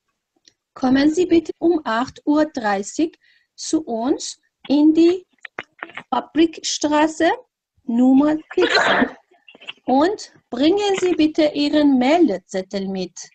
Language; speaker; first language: German; non-native, fluent; Persian